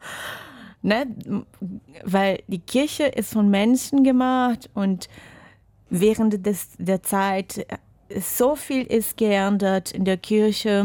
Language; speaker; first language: German; non-native, fluent; Portuguese